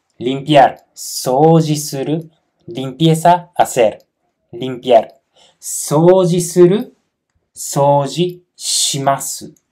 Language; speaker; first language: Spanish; non-native, fluent; Japanese